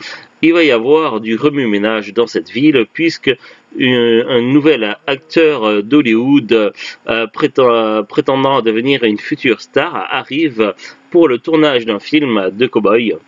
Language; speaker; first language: French; native; French